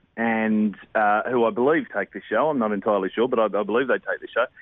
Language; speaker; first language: English; native; English